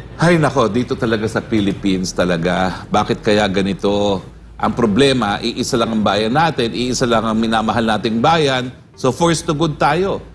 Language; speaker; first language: Filipino; native; Filipino